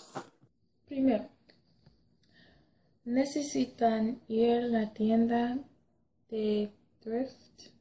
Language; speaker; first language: Spanish; non-native, learner; English